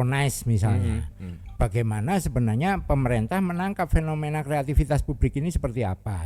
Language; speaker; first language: Indonesian; non-native, local second language; Javanese